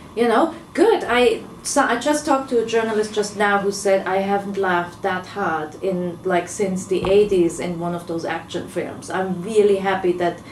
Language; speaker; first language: English; non-native, fluent; German